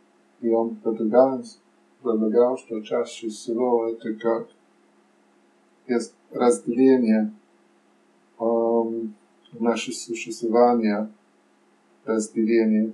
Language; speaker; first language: Russian; non-native, fluent; English